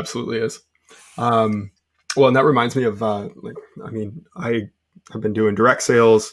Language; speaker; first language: English; native; English